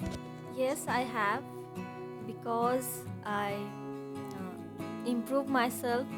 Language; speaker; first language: English; non-native, learner; Bangla